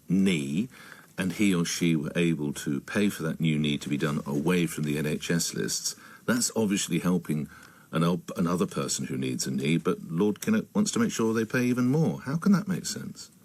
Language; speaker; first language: English; native; English